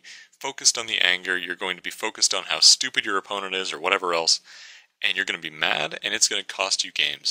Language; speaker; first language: English; native; English